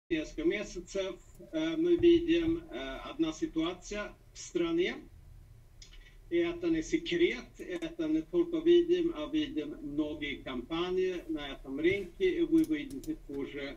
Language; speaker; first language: Russian; non-native, fluent; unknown